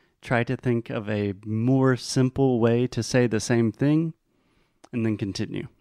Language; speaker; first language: English; non-native, fluent; Portuguese